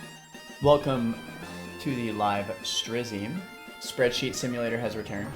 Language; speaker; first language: English; native; English